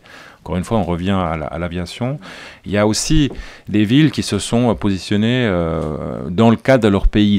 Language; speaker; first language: French; native; French